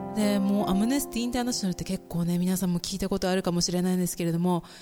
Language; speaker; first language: Japanese; native; Japanese